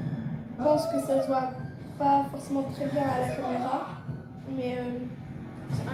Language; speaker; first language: French; native; French